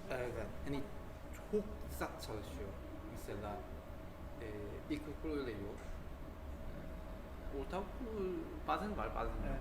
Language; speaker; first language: Turkish; non-native, learner; Korean